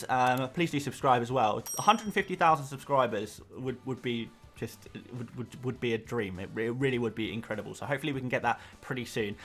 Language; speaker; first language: English; native; English